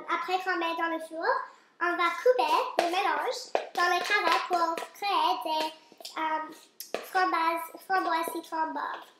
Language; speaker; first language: French; non-native, local second language; English